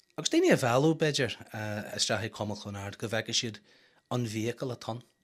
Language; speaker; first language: Irish; non-native, local second language; English